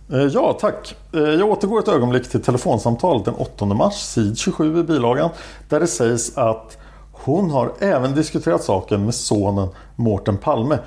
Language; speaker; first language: Swedish; native; Swedish